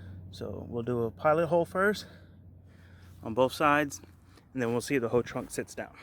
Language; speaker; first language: English; native; English